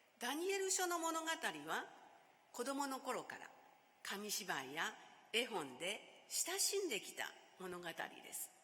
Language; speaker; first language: Japanese; native; Japanese